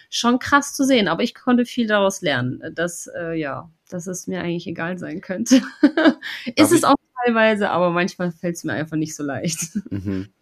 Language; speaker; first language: German; non-native, fluent; Russian